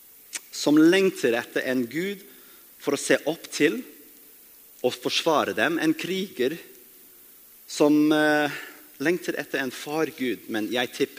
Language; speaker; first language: Norwegian; non-native, fluent; English